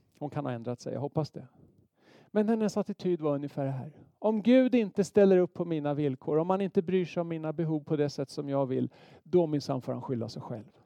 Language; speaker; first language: Swedish; native; Swedish